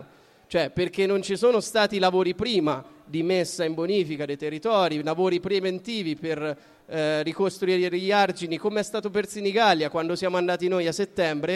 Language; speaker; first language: Italian; native; Italian